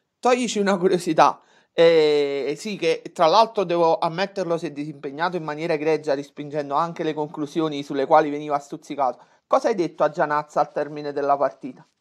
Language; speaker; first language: Italian; native; Italian